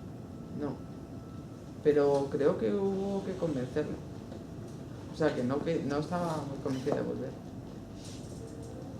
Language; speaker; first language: Spanish; native; Spanish